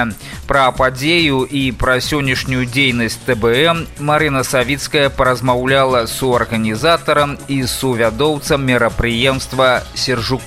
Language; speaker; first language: Belarusian; native; Belarusian